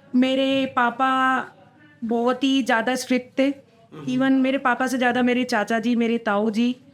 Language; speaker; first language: Hindi; native; Hindi